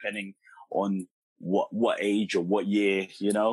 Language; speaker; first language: English; early bilingual, other home language; Portuguese